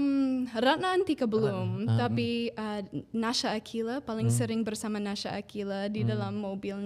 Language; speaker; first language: Indonesian; non-native, fluent; English